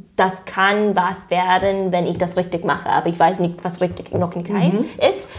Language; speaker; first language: German; non-native, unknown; English